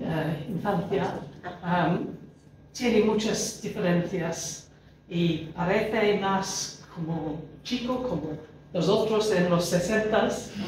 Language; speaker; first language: Spanish; non-native, fluent; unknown